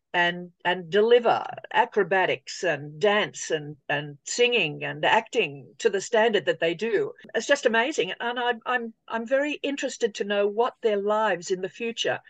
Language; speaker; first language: English; native; English